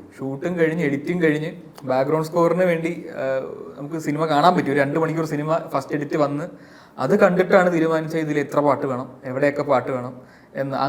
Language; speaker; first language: Malayalam; native; Malayalam